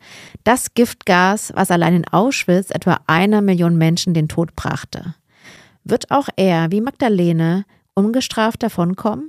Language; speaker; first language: German; native; German